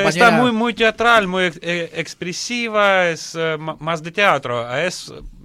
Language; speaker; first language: Spanish; non-native, learner; Russian